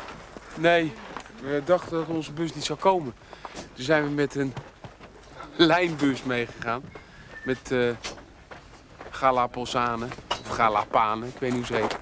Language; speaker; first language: Dutch; native; Dutch